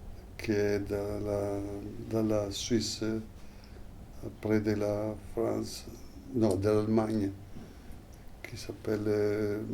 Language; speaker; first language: French; non-native, fluent; Italian